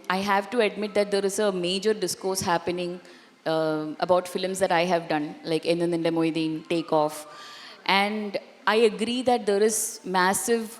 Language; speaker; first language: English; non-native, local second language; Malayalam